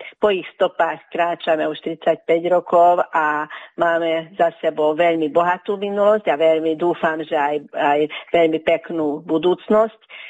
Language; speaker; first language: Slovak; early bilingual, heritage; Slovak